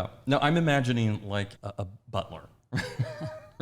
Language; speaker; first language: English; native; English